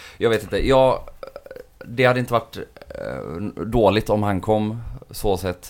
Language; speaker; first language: Swedish; native; Swedish